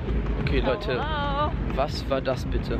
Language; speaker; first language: German; native; German